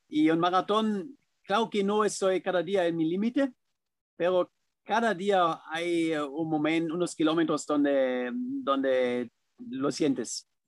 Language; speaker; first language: Spanish; non-native, fluent; German